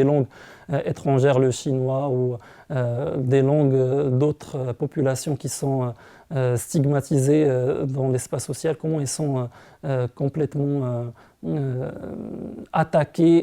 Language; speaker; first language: French; non-native, local second language; Arabic